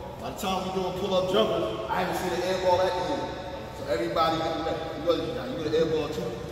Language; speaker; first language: English; native; English